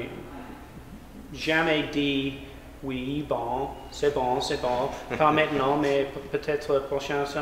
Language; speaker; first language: French; non-native, learner; English